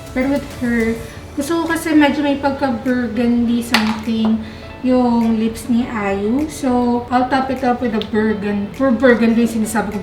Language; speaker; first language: Filipino; native; Filipino